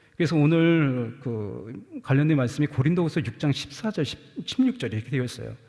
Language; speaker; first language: Korean; native; Korean